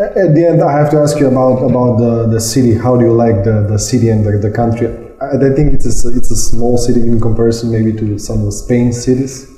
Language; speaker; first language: English; non-native, fluent; Macedonian